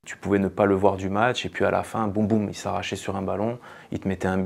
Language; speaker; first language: French; native; French